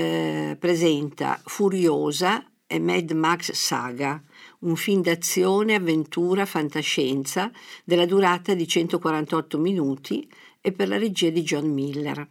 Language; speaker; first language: Italian; native; Italian